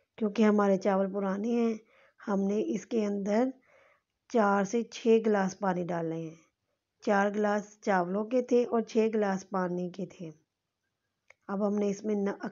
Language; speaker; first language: Urdu; non-native, local second language; Punjabi